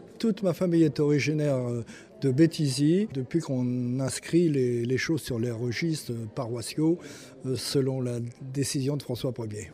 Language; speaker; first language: French; native; French